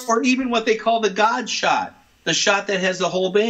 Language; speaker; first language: English; native; English